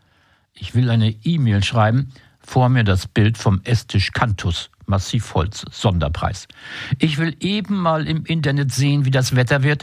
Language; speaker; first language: German; native; German